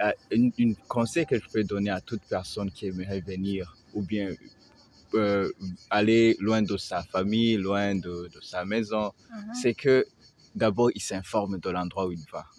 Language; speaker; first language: French; non-native, local second language; Rundi